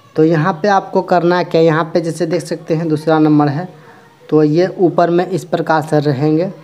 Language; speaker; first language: Hindi; native; Hindi